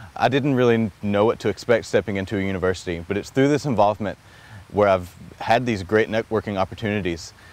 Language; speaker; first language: English; native; English